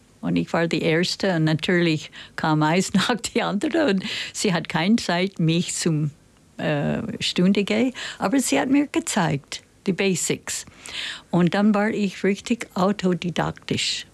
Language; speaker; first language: German; non-native, fluent; English